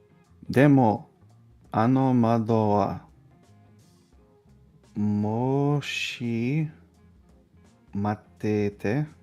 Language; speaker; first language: Japanese; non-native, learner; English